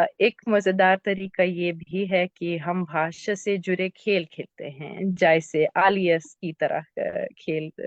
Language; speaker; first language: Hindi; non-native, fluent; Lithuanian